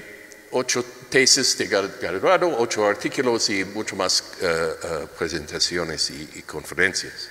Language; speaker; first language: Spanish; non-native, learner; English